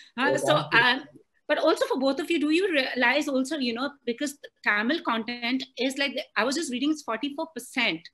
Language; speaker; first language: English; non-native, local second language; Hindi